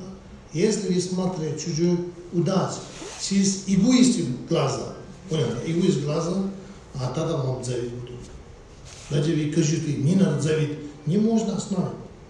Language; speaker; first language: Russian; non-native, learner; Tibetan